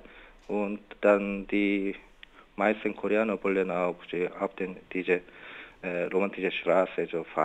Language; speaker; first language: German; non-native, fluent; Korean